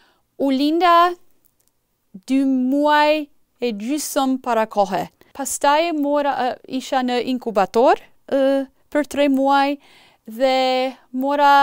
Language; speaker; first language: Albanian; non-native, fluent; English